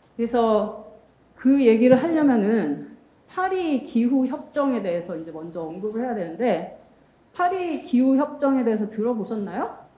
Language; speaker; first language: Korean; native; Korean